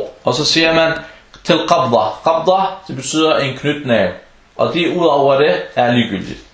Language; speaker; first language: Danish; non-native, fluent; Arabic